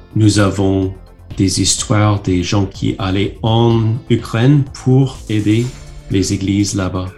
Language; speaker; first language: French; non-native, fluent; English